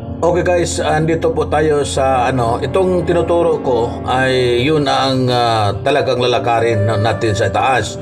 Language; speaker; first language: Filipino; non-native, local second language; Cebuano